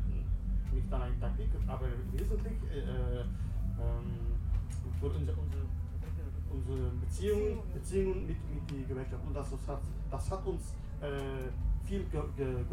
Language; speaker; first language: German; non-native, learner; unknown